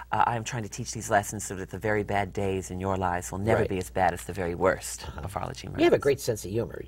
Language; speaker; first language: English; native; English